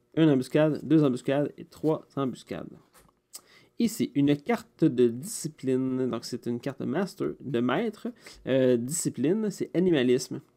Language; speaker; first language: French; native; French